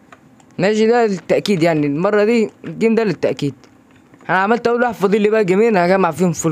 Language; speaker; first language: Arabic; native; Arabic